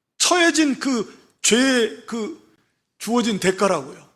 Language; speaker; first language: Korean; native; Korean